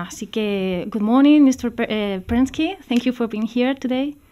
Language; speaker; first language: English; non-native, fluent; Spanish